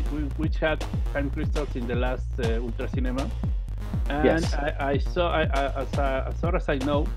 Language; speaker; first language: English; non-native, learner; Spanish